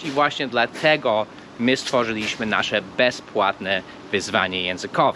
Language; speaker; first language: Polish; non-native, fluent; English